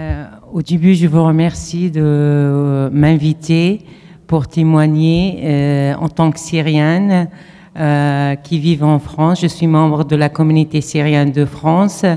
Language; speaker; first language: French; non-native, fluent; Arabic